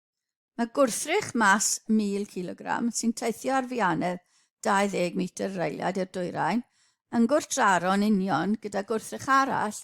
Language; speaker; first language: Welsh; native; Welsh